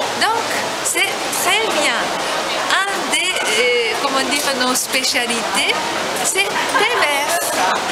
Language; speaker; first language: French; non-native, learner; Japanese